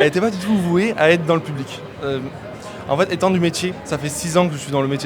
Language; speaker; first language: French; native; French